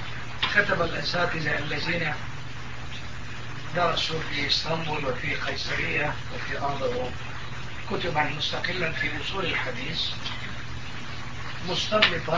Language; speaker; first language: Arabic; non-native, fluent; Turkish